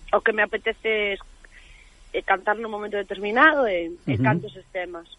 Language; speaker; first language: Galician; native; Galician